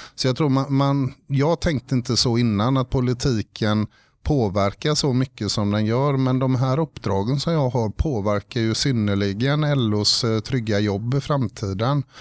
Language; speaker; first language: Swedish; native; Swedish